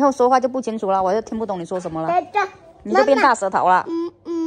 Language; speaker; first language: Chinese; native; Chinese